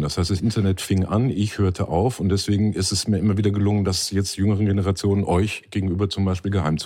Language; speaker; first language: German; native; German